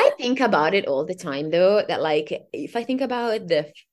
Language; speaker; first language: English; non-native, fluent; Italian